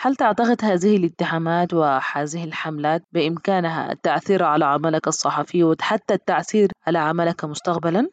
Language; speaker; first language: Arabic; native; Arabic